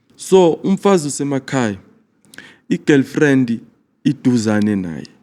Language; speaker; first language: Zulu; non-native, local second language; Swati